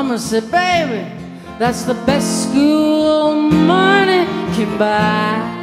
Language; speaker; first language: English; native; English